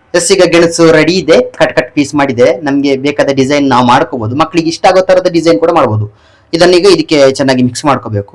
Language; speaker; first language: Kannada; non-native, local second language; Tulu